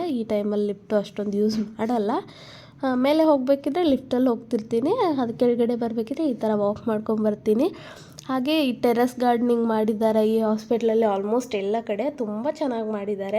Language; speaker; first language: Kannada; native; Kannada